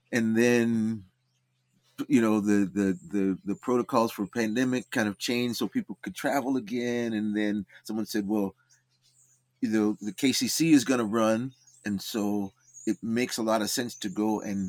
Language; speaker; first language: English; native; English